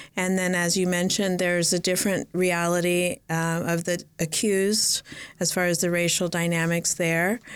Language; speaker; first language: English; native; English